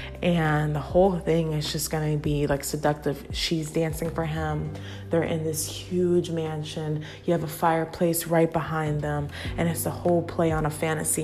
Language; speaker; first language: English; native; English